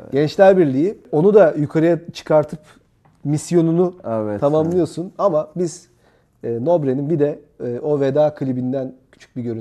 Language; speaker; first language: Turkish; native; Turkish